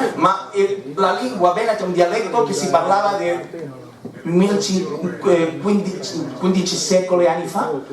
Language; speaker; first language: Italian; non-native, fluent; Catalan